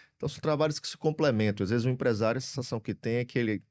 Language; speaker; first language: Portuguese; native; Portuguese